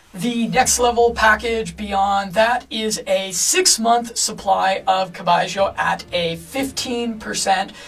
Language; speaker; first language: English; native; English